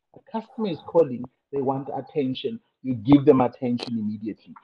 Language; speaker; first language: English; non-native, local second language; Tswana